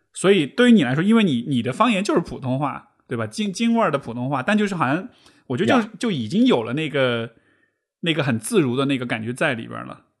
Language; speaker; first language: Chinese; native; Chinese